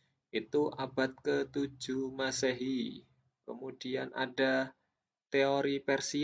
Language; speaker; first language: Indonesian; native; Indonesian